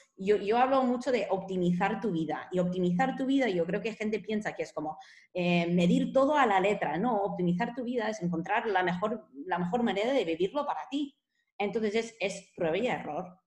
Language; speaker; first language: Spanish; non-native, fluent; English